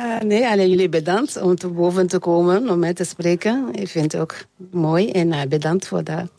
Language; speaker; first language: Dutch; non-native, learner; French